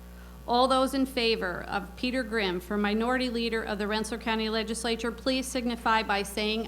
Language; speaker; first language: English; native; English